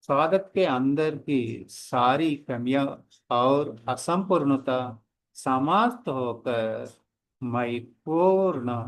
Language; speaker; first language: Hindi; non-native, local second language; Telugu